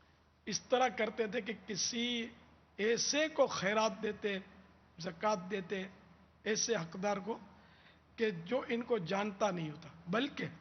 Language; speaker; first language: Urdu; native; Urdu